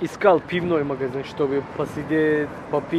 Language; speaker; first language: Russian; non-native, learner; Turkish